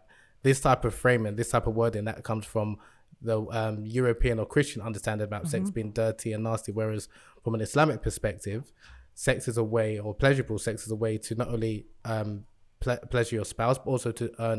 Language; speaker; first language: English; native; English